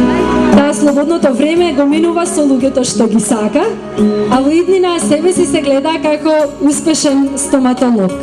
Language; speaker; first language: Macedonian; native; Macedonian